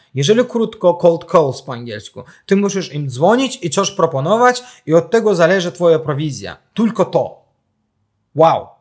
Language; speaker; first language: Polish; non-native, fluent; Azerbaijani